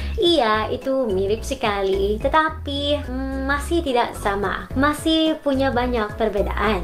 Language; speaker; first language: Indonesian; non-native, learner; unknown